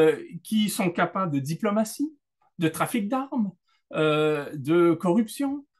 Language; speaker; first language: French; native; French